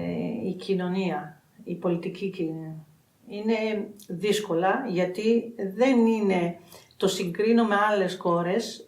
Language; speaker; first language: Greek; non-native, fluent; Albanian